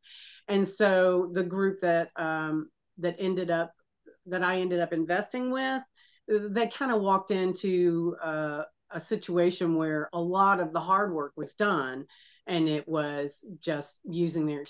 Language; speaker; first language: English; native; English